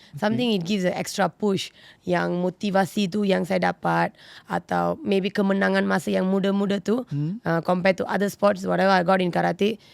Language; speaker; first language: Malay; non-native, local second language; Tamil